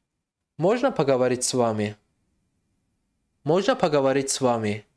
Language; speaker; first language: Russian; non-native, fluent; Tajik